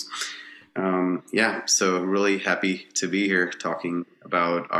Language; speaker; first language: English; non-native, local second language; Bangla